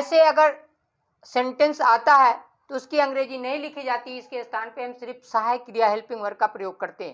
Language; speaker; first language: Hindi; native; Hindi